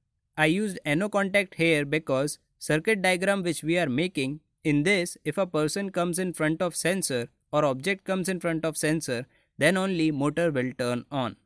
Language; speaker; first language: English; non-native, local second language; Hindi